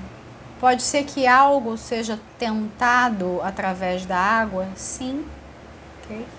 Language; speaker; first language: Portuguese; native; Portuguese